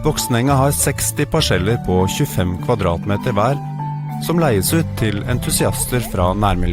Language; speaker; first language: Norwegian; native; Norwegian